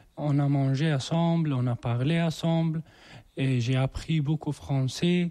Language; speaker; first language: French; non-native, learner; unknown